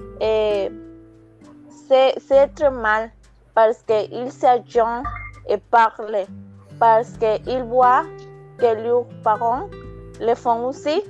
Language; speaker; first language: French; non-native, learner; Spanish